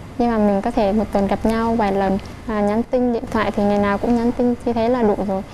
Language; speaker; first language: Vietnamese; native; Vietnamese